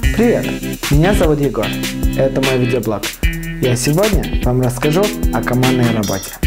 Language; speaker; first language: Russian; non-native, fluent; Armenian